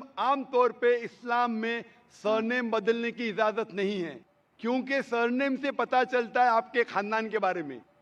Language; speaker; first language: Hindi; native; Hindi